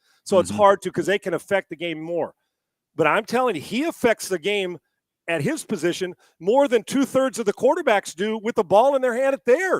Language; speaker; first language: English; native; English